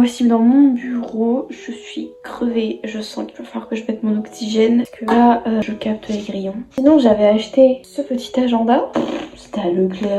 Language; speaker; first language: French; native; French